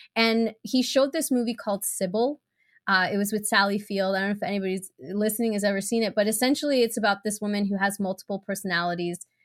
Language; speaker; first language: English; early bilingual, other home language; Spanish